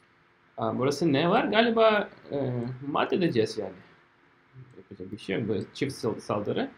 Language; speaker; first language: Turkish; non-native, fluent; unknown